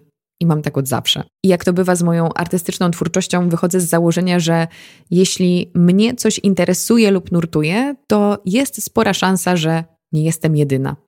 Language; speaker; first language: Polish; native; Polish